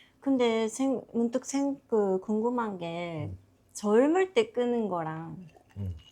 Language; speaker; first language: Korean; non-native, fluent; Japanese